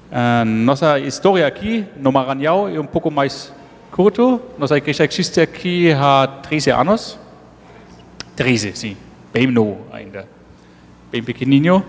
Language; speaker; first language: Portuguese; non-native, fluent; German